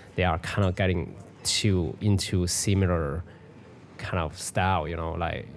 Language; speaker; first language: English; non-native, fluent; Chinese